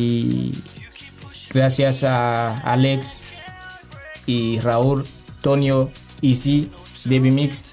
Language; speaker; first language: Spanish; non-native, learner; Haitian Creole